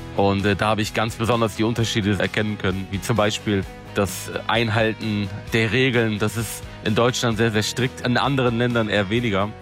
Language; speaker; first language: German; native; German